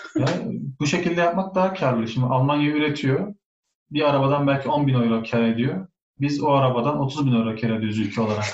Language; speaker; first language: Turkish; early bilingual, heritage; Turkish